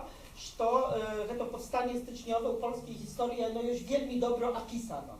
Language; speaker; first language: Polish; non-native, local second language; Belarusian